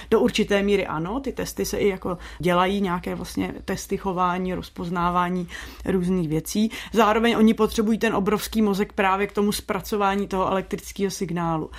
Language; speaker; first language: Czech; native; Czech